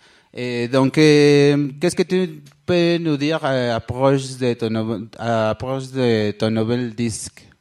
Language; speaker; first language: French; non-native, learner; Spanish